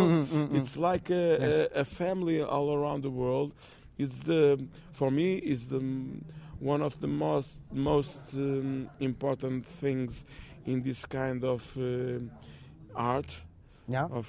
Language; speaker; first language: English; non-native, fluent; Portuguese